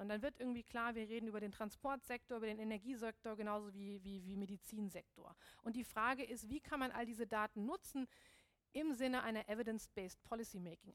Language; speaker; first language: German; native; German